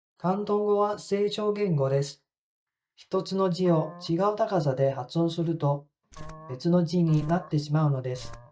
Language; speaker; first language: Japanese; non-native, fluent; Cantonese